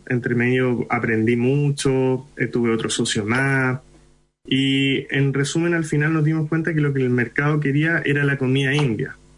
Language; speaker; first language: Spanish; early bilingual, other home language; Hindi